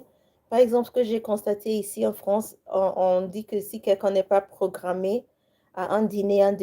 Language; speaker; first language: French; non-native, learner; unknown